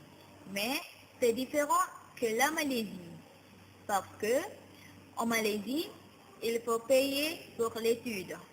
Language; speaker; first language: French; non-native, learner; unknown